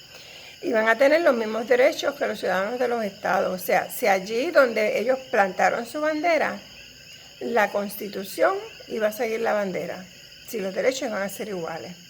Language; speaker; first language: Spanish; native; Spanish